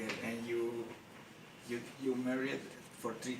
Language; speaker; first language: English; non-native, learner; Spanish